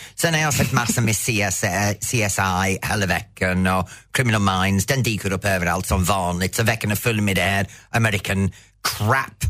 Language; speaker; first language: Swedish; non-native, fluent; English